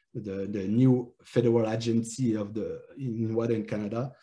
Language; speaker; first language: English; non-native, fluent; French